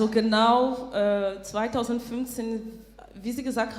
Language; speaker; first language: German; non-native, fluent; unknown